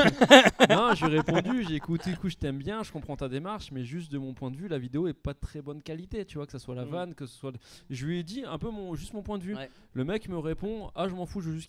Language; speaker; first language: French; native; French